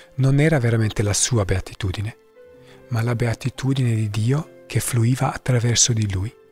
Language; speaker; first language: Italian; non-native, fluent; English